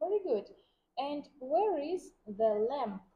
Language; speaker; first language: English; non-native, fluent; Vietnamese